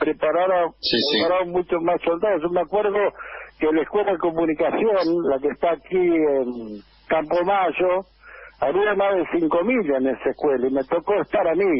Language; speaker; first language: Spanish; native; Spanish